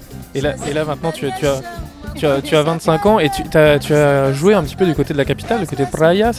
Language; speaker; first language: French; native; French